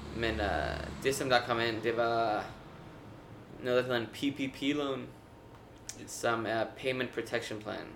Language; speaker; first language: Danish; early bilingual, heritage; Danish